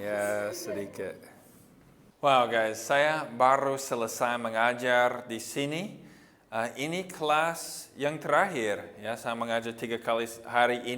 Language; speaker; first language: Indonesian; non-native, fluent; English